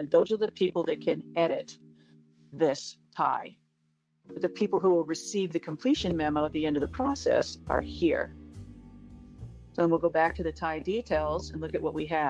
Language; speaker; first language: English; native; English